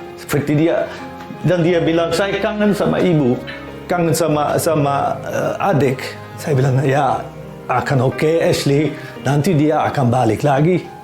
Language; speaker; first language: Indonesian; non-native, fluent; Dutch